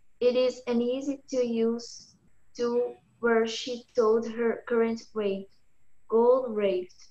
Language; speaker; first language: English; non-native, learner; Portuguese